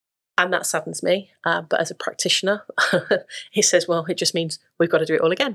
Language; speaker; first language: English; native; English